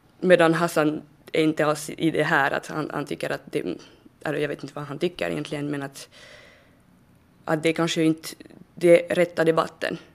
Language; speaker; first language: Swedish; non-native, fluent; French